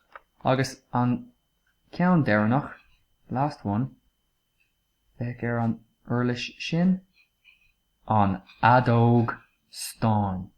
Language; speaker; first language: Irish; non-native, local second language; English